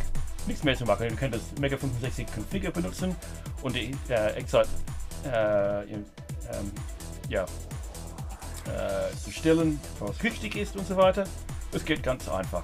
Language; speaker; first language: German; non-native, fluent; English